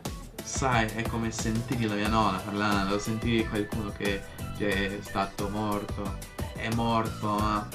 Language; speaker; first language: Italian; early bilingual, heritage; Portuguese